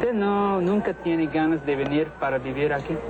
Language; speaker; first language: Spanish; non-native, learner; English